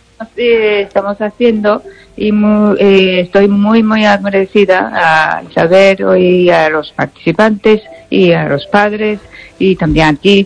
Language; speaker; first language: Spanish; non-native, learner; Japanese